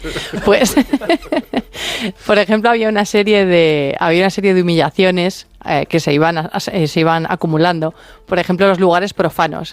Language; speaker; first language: Spanish; native; Spanish